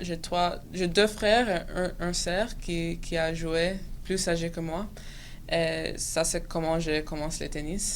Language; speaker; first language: French; non-native, local second language; English